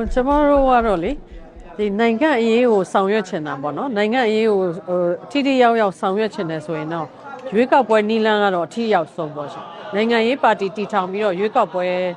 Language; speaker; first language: Burmese; native; Burmese